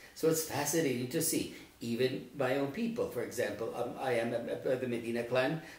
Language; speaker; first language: English; native; English